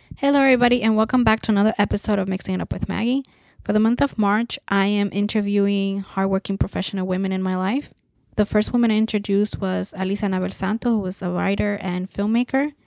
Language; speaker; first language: English; early bilingual, other home language; Spanish